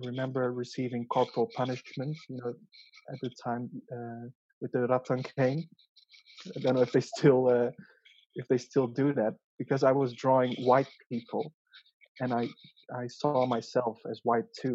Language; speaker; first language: English; non-native, local second language; Dutch